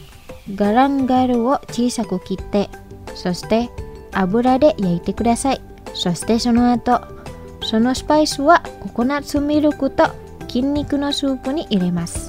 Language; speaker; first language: Japanese; non-native, fluent; Indonesian